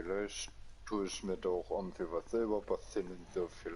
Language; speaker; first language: German; native; German